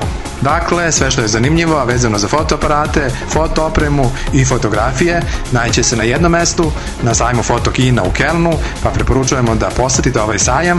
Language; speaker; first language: Serbian; native; Serbian